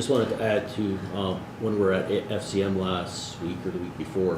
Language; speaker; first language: English; native; English